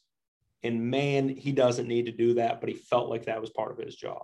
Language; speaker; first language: English; native; English